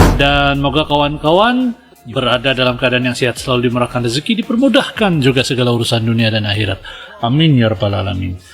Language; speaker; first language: Malay; native; Malay